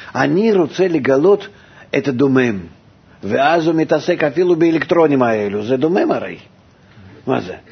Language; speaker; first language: Hebrew; non-native, fluent; Russian